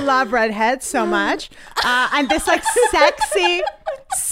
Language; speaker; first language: English; native; English